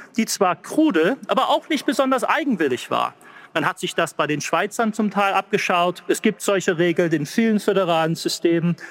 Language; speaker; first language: German; non-native, fluent; English